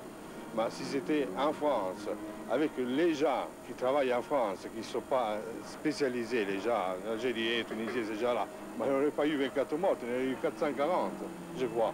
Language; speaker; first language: French; non-native, fluent; Italian